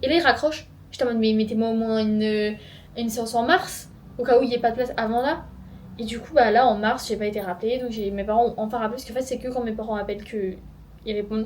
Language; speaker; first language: French; native; French